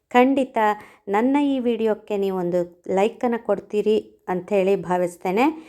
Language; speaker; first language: Kannada; non-native, local second language; Konkani